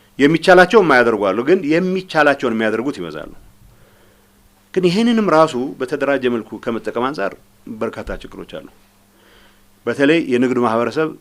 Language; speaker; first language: Amharic; non-native, local second language; Tigrinya